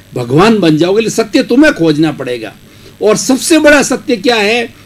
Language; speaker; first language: Hindi; native; Hindi